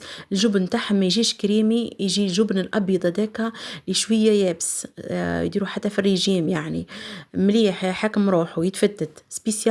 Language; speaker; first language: Arabic; native; Arabic